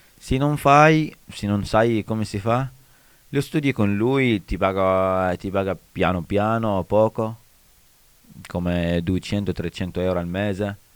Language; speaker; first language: Italian; non-native, learner; Arabic